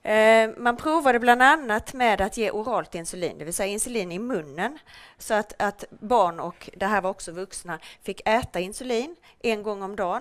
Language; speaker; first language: Swedish; native; Swedish